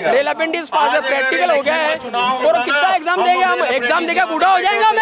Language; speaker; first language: Hindi; non-native, local second language; Marathi